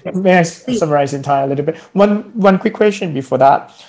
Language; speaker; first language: English; non-native, fluent; Thai